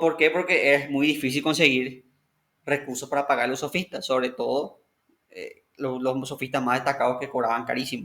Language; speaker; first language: Spanish; native; Spanish